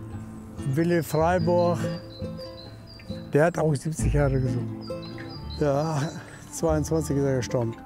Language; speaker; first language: German; native; German